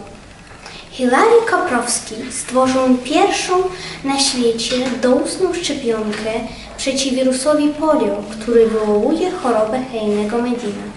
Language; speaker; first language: Polish; non-native, learner; Ukrainian